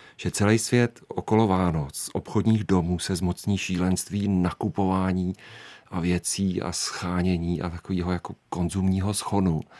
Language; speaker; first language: Czech; native; Czech